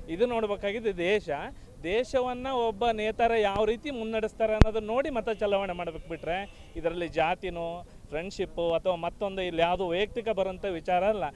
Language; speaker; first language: Kannada; native; Kannada